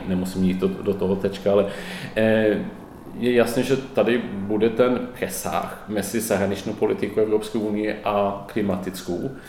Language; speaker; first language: Czech; non-native, fluent; Swedish